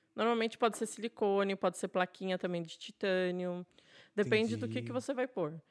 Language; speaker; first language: Portuguese; native; Portuguese